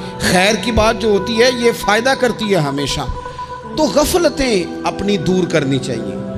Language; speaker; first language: Urdu; non-native, local second language; Punjabi